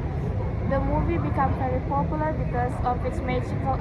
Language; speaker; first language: English; non-native, learner; Indonesian